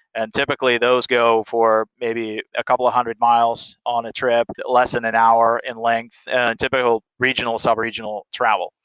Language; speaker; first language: English; non-native, fluent; Russian